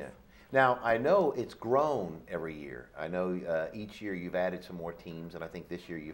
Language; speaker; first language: English; native; English